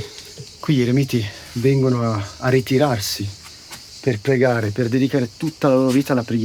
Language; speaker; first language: Italian; native; Italian